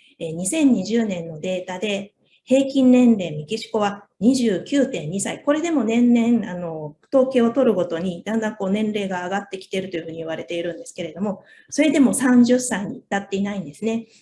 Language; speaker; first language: Japanese; non-native, fluent; Spanish